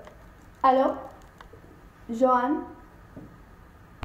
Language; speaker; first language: French; non-native, learner; English